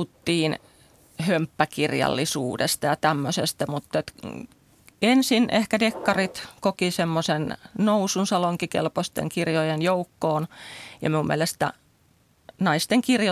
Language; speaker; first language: Finnish; native; Finnish